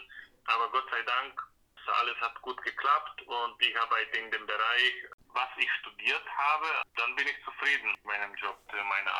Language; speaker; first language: German; non-native, fluent; Slovak